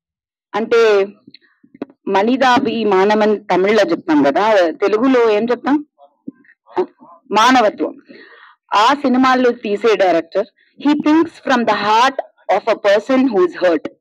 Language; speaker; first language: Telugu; non-native, local second language; Tamil